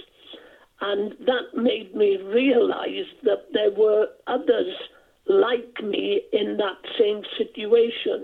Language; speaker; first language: English; non-native, local second language; Welsh